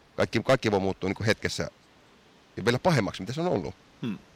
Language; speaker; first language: Finnish; early bilingual, heritage; Finnish